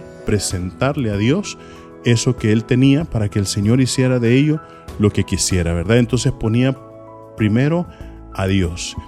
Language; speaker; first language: Spanish; native; Spanish